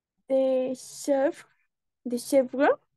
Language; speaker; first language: French; non-native, learner; Spanish